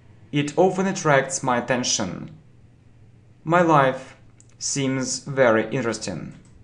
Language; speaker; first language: English; non-native, fluent; Russian